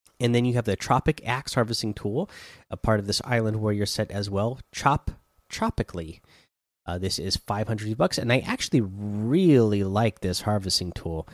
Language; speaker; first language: English; native; English